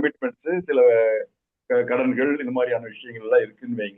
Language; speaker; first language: Tamil; native; Tamil